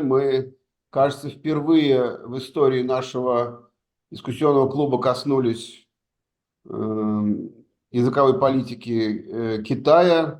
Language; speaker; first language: Russian; native; Russian